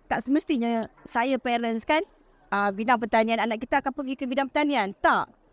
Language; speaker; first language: Malay; native; Malay